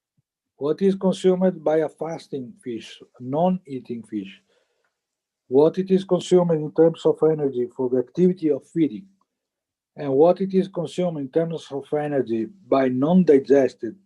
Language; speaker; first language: English; non-native, fluent; Italian